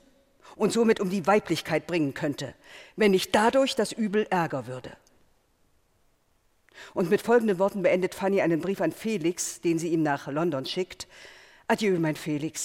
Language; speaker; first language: German; native; German